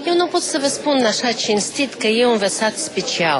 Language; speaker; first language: Romanian; non-native, local second language; Russian